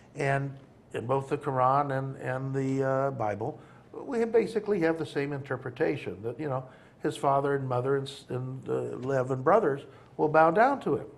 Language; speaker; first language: English; native; English